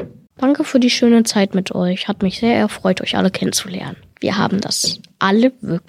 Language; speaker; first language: German; native; German